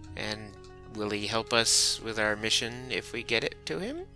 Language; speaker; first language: English; native; English